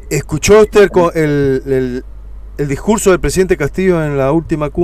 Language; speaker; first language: Spanish; native; Spanish